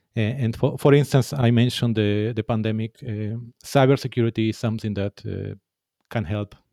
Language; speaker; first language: English; non-native, fluent; Spanish